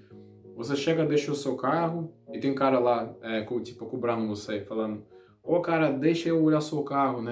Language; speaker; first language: Portuguese; non-native, learner; Russian